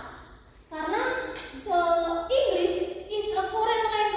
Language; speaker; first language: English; non-native, fluent; Indonesian